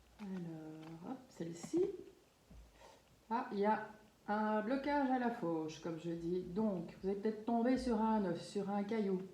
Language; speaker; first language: French; native; French